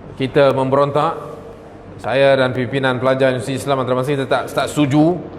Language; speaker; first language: Malay; native; Malay